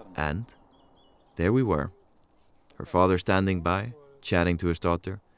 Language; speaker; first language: English; non-native, fluent; Icelandic